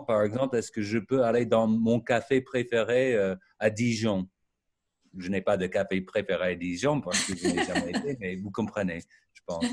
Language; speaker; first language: French; non-native, fluent; English